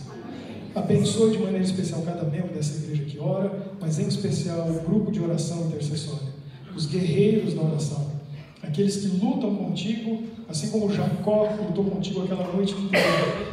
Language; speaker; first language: Portuguese; native; Portuguese